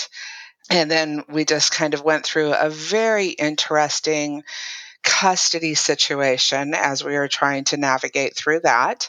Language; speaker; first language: English; native; English